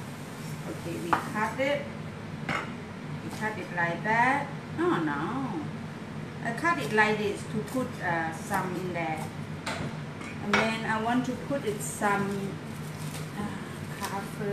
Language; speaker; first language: English; non-native, learner; Thai